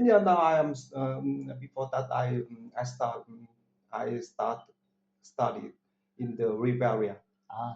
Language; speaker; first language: English; non-native, learner; Vietnamese